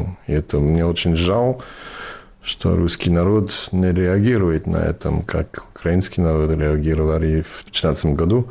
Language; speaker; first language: Russian; non-native, fluent; English